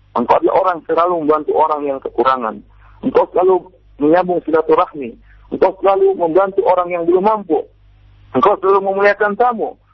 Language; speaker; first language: Indonesian; native; Indonesian